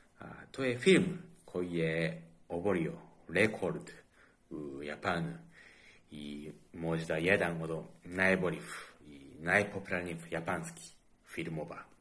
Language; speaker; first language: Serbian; non-native, fluent; Japanese